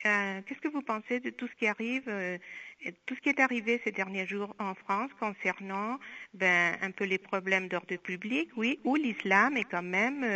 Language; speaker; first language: French; non-native, fluent; Spanish